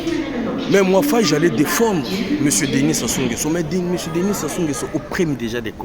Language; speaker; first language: French; non-native, local second language; Lingala